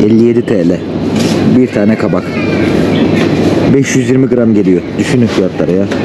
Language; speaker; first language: Turkish; native; Turkish